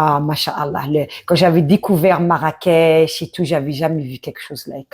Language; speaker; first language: French; early bilingual, other home language; Arabic